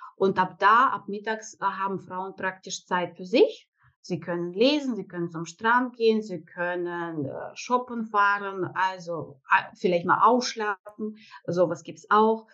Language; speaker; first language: German; non-native, fluent; Russian